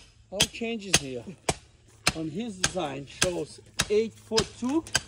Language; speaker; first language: English; non-native, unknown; Portuguese